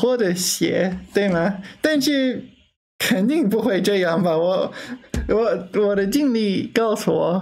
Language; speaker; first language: Chinese; non-native, learner; English